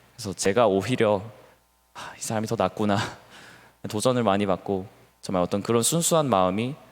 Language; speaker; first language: Korean; native; Korean